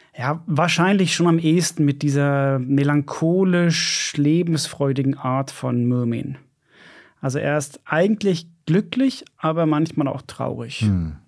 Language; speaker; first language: German; non-native, fluent; Swedish